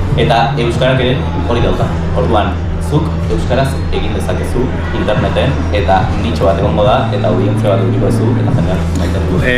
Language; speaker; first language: Basque; non-native, local second language; Spanish